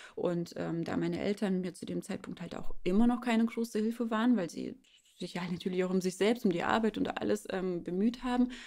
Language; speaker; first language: German; early bilingual, other home language; Russian